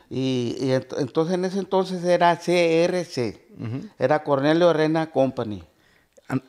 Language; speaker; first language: Spanish; native; Spanish